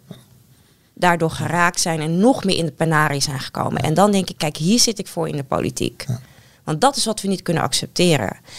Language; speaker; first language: Dutch; native; Dutch